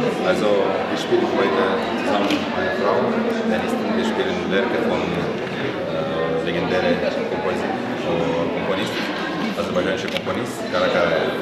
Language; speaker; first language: German; non-native, fluent; Azerbaijani